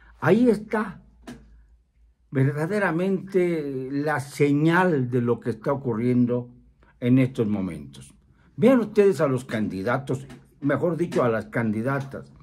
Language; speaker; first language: Spanish; native; Spanish